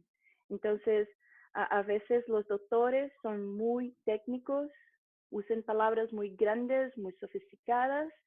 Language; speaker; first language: Spanish; non-native, fluent; Portuguese